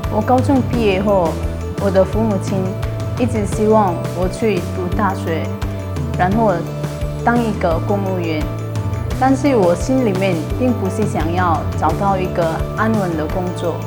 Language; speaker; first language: Chinese; non-native, fluent; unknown